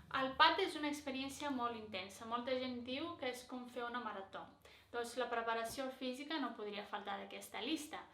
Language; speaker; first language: Catalan; non-native, fluent; Greek